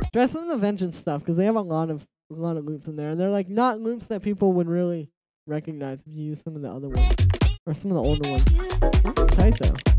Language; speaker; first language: English; native; English